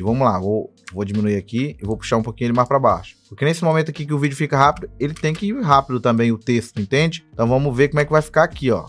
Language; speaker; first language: Portuguese; native; Portuguese